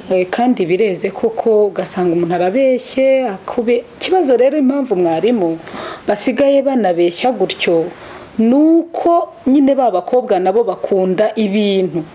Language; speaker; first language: Kinyarwanda; native; Kinyarwanda